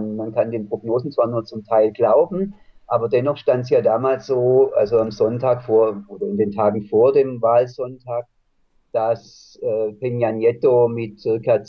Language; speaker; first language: German; native; German